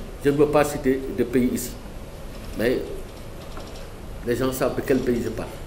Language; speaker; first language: French; non-native, local second language; Wolof